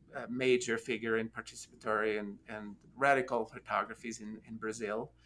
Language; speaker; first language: English; non-native, fluent; Norwegian